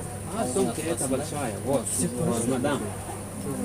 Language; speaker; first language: Russian; non-native, learner; Arabic